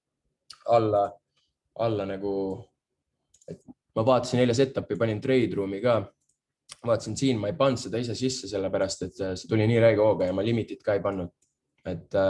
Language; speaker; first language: Estonian; native; Estonian